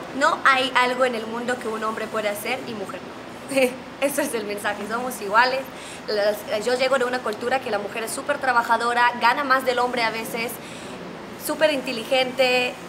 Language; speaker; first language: Spanish; non-native, fluent; Hebrew